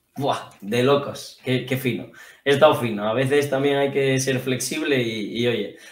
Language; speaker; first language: Spanish; native; Spanish